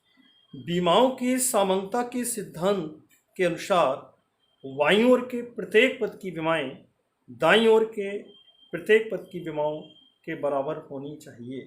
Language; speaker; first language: Hindi; native; Hindi